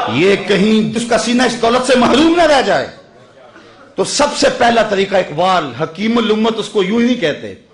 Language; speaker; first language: Urdu; non-native, local second language; Punjabi